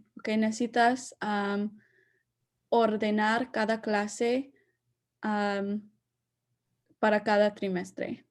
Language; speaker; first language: Spanish; early bilingual, heritage; Spanish